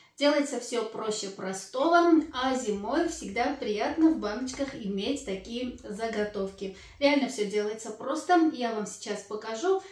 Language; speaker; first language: Russian; non-native, local second language; Armenian